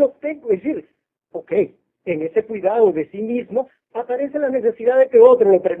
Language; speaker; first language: Spanish; native; Spanish